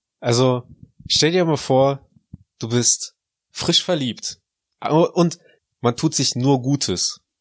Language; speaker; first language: German; early bilingual, other home language; Russian